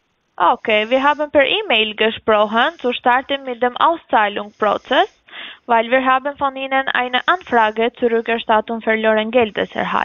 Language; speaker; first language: German; non-native, learner; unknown